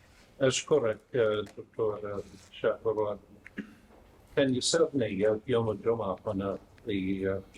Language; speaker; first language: Arabic; non-native, fluent; English